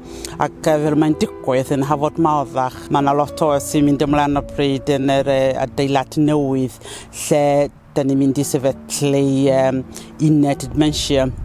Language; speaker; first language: Welsh; non-native, fluent; Southern Sotho